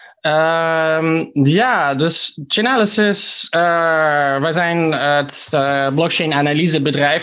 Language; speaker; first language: Dutch; early bilingual, heritage; Dutch